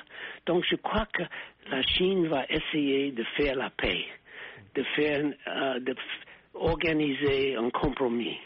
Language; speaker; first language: French; non-native, fluent; English